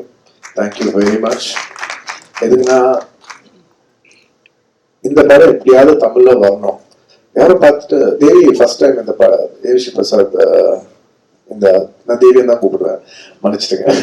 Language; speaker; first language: Tamil; non-native, local second language; Telugu